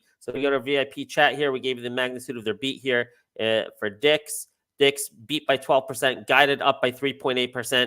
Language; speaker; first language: English; native; English